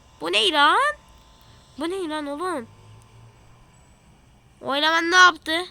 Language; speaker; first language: Turkish; native; Turkish